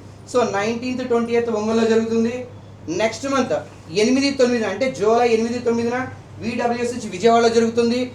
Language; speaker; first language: Telugu; native; Telugu